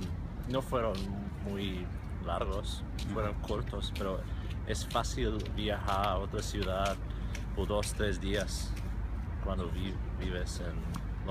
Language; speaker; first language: Spanish; non-native, fluent; English